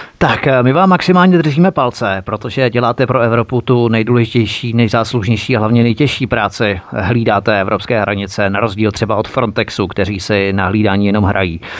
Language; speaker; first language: Czech; native; Czech